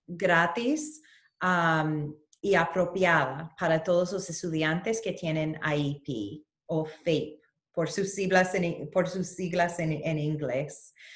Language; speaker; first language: Spanish; early bilingual, heritage; Spanish